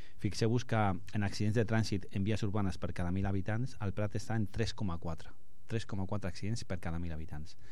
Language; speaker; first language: Catalan; non-native, local second language; Spanish